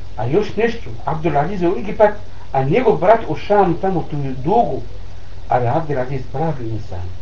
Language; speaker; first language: Bosnian; non-native, learner; Arabic